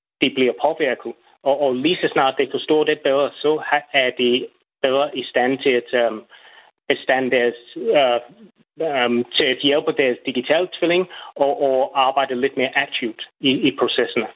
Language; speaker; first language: Danish; non-native, fluent; English